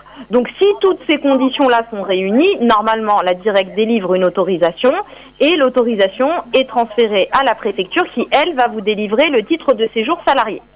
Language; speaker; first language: French; native; French